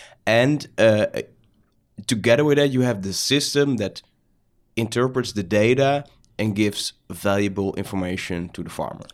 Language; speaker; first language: English; non-native, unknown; Dutch